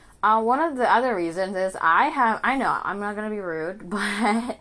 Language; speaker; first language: English; non-native, fluent; Indonesian